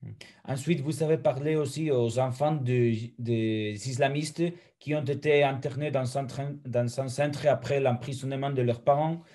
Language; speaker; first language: French; non-native, fluent; Spanish